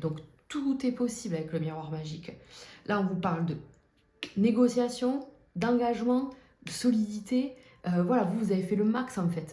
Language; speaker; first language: French; native; French